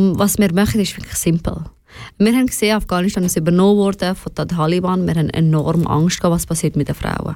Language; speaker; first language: German; early bilingual, other home language; Persian